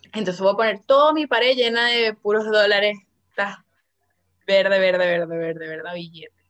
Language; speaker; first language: Spanish; native; Spanish